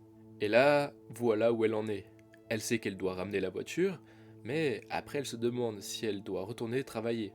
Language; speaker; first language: French; native; French